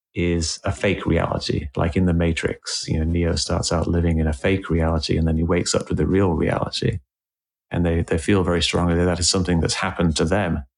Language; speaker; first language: English; native; English